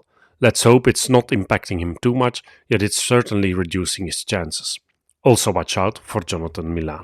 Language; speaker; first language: English; non-native, fluent; Dutch